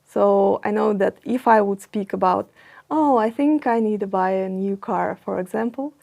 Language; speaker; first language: English; non-native, fluent; Russian